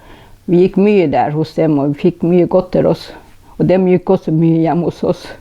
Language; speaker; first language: Norwegian; non-native, local second language; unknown